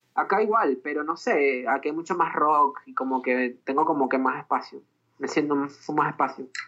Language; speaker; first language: Spanish; native; Spanish